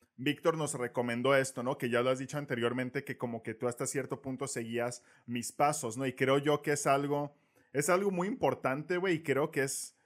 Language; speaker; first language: Spanish; native; Spanish